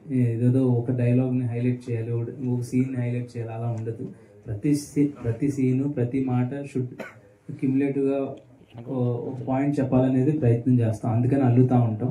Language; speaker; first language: Telugu; native; Telugu